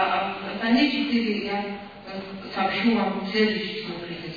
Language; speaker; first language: Russian; native; Russian